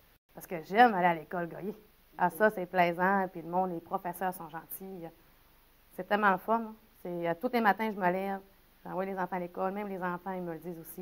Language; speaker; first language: French; native; French